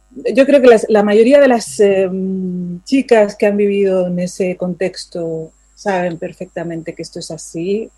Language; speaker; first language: Spanish; native; Spanish